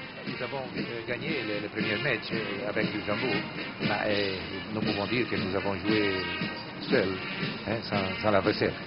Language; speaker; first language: French; non-native, fluent; Italian